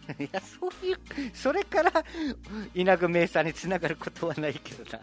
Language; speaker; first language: Japanese; native; Japanese